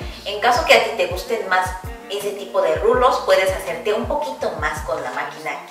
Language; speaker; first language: Spanish; non-native, fluent; Korean